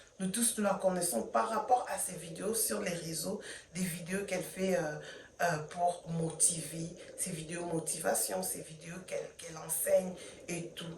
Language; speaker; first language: French; non-native, local second language; Lingala